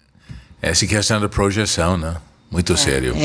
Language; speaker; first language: Portuguese; non-native, fluent; English